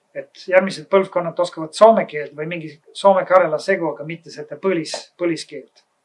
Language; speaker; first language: Estonian; non-native, fluent; Bulgarian